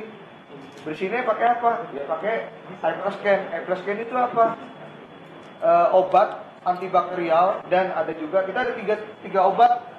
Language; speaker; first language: Malay; native; Malay